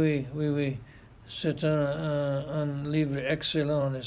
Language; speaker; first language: French; non-native, fluent; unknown